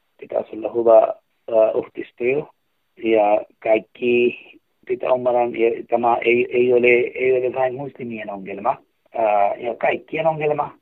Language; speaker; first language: Finnish; non-native, learner; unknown